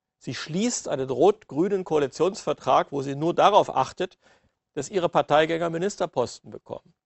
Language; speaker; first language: German; native; German